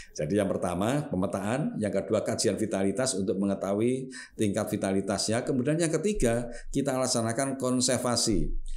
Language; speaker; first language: Indonesian; non-native, local second language; Javanese